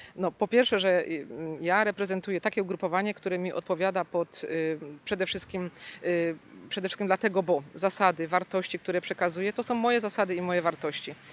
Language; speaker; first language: Polish; native; Polish